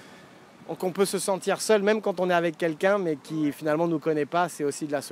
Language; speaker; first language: French; native; French